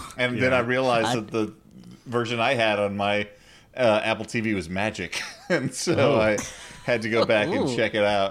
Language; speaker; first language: English; native; English